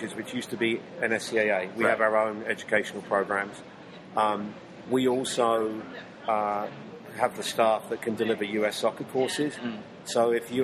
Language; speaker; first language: English; native; English